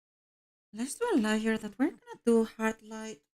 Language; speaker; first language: English; non-native, fluent; Spanish